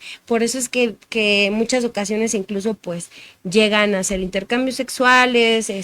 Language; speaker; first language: Spanish; native; Spanish